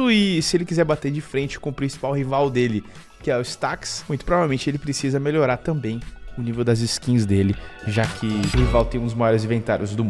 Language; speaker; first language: Portuguese; native; Portuguese